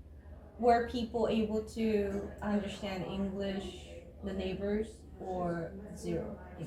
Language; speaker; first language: English; non-native, fluent; Japanese